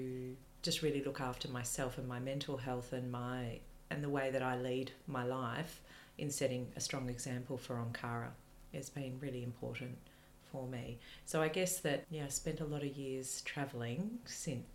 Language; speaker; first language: English; native; English